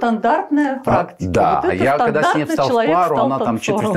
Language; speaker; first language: Russian; native; Russian